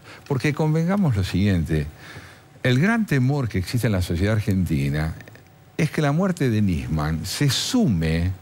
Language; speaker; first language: Spanish; native; Spanish